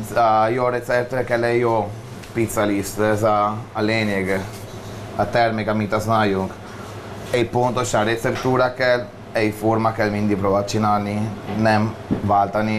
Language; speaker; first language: Hungarian; non-native, learner; Italian